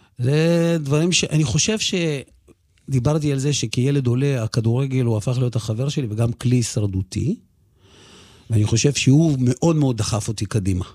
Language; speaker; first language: Hebrew; early bilingual, other home language; Russian